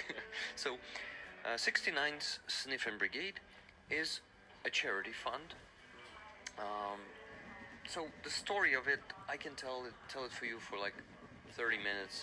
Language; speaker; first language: English; non-native, fluent; Ukrainian